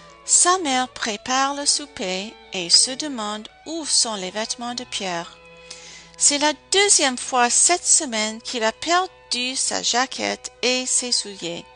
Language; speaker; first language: French; non-native, fluent; English